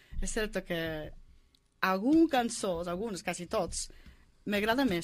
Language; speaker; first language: Catalan; non-native, learner; English